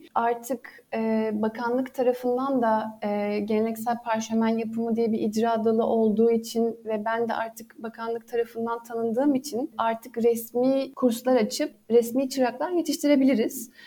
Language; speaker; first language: Turkish; native; Turkish